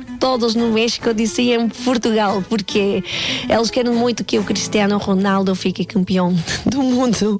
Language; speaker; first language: Portuguese; non-native, fluent; Spanish